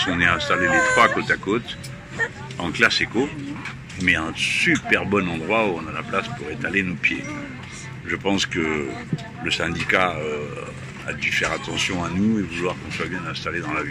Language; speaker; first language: French; native; French